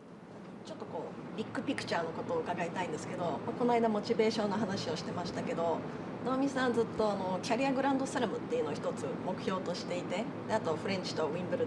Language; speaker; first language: Japanese; native; Japanese